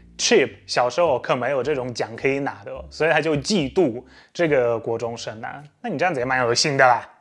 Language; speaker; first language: Chinese; native; Chinese